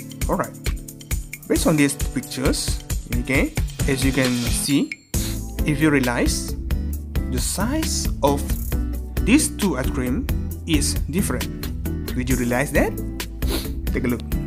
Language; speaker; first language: English; non-native, local second language; Malay